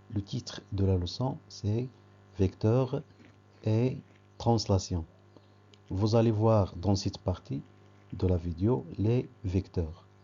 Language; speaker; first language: French; non-native, local second language; Arabic